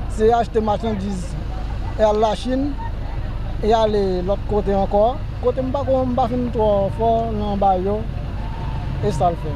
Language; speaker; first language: Haitian Creole; native; Haitian Creole